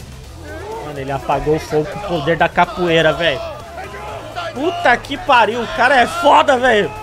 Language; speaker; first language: Portuguese; native; Portuguese